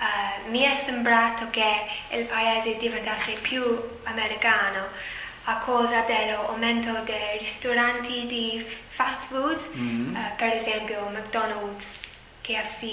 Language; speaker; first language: Italian; non-native, learner; English